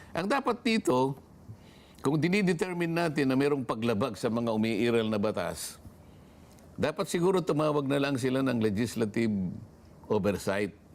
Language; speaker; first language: Filipino; native; Filipino